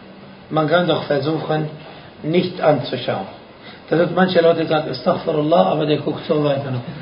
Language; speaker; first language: German; non-native, fluent; Arabic